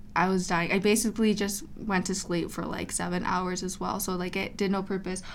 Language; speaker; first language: English; early bilingual, other home language; Spanish